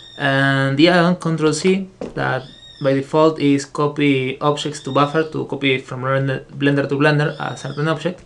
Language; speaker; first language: English; non-native, fluent; Spanish